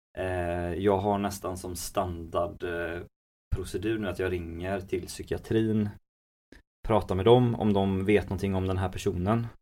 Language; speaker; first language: Swedish; native; Swedish